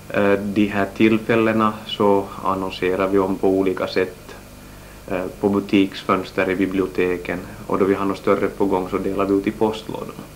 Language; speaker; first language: Swedish; native; Swedish